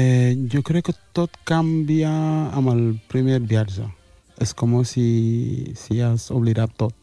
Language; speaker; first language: Catalan; early bilingual, other home language; Wolof